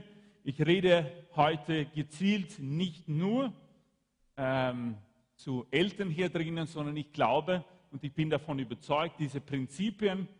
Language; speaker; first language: German; non-native, fluent; Swedish